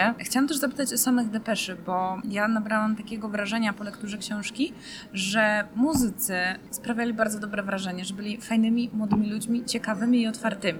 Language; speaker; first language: Polish; native; Polish